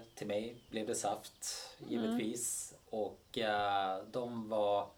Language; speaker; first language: Swedish; early bilingual, other home language; Bosnian